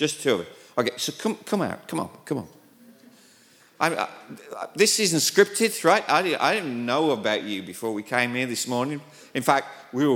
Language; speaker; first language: English; native; English